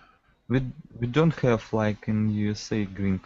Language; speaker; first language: English; non-native, learner; Russian